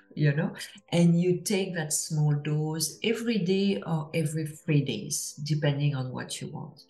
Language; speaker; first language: English; non-native, fluent; French